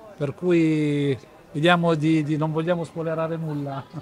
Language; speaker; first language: Italian; native; Italian